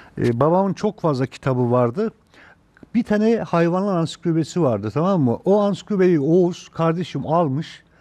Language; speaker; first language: Turkish; native; Turkish